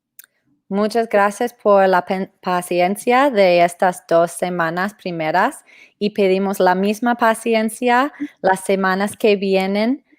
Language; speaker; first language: Spanish; non-native, fluent; English